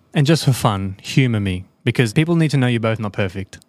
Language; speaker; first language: English; native; English